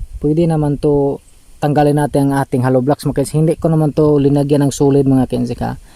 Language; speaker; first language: Filipino; non-native, local second language; Cebuano